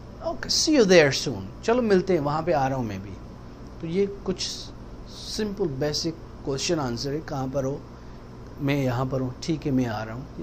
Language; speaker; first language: Urdu; non-native, local second language; Baluchi